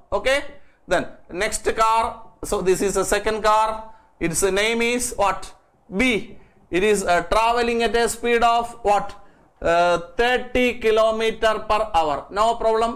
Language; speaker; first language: English; non-native, local second language; Malayalam